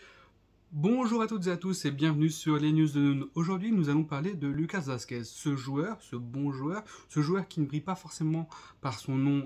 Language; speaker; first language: French; native; French